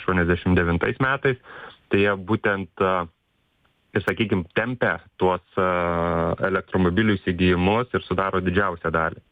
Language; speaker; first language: Lithuanian; native; Lithuanian